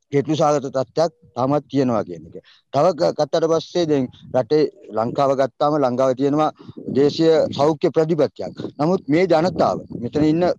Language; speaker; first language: Sinhala; non-native, local second language; Tamil